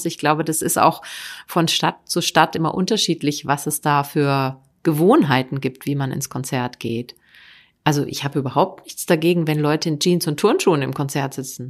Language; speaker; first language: German; native; German